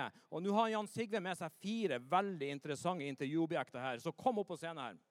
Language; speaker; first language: Norwegian; native; Norwegian